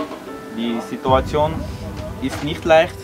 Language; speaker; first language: German; early bilingual, other home language; Armenian